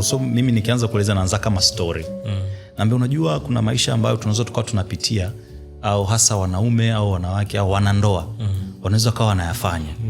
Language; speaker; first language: Swahili; native; Swahili